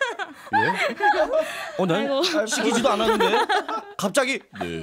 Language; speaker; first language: Korean; native; Korean